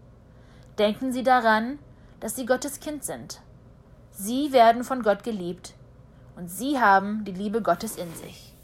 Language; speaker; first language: German; early bilingual, heritage; German